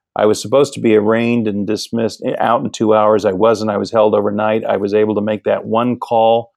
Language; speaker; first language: English; native; English